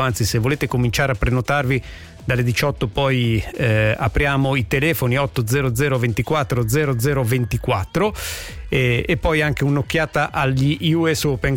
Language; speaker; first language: Italian; native; Italian